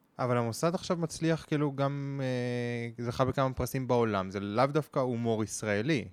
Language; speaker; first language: Hebrew; native; Hebrew